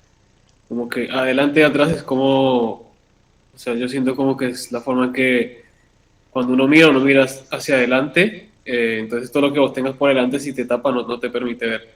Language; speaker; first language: Spanish; native; Spanish